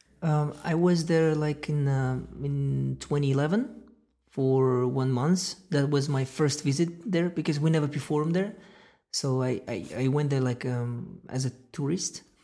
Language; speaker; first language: English; non-native, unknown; Russian